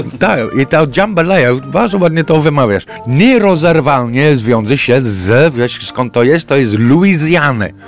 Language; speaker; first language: Polish; non-native, fluent; English